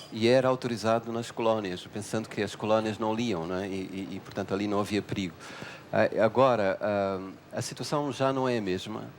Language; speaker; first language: Portuguese; native; Portuguese